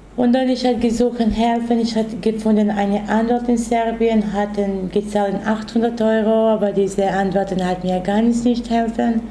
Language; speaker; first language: German; non-native, learner; Romany